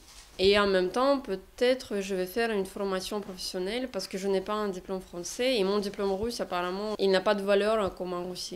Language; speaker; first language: French; non-native, fluent; Russian